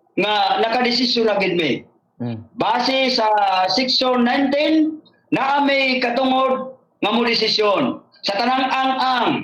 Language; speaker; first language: Cebuano; non-native, local second language; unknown